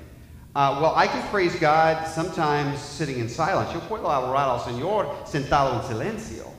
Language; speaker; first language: Spanish; non-native, fluent; English